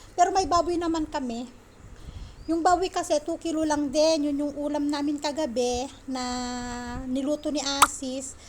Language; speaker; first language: Filipino; native; Filipino